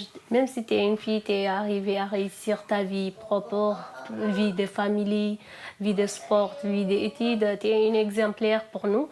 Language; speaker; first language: French; non-native, learner; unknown